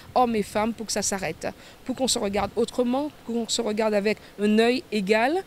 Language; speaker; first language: French; native; French